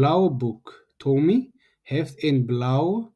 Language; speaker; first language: Dutch; non-native, learner; Tigrinya